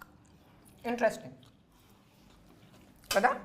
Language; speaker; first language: Telugu; non-native, learner; Hindi